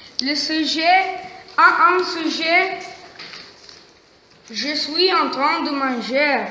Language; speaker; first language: French; non-native, learner; Italian